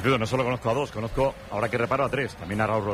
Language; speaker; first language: Spanish; native; Spanish